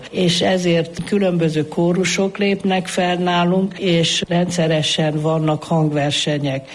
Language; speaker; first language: Hungarian; native; Hungarian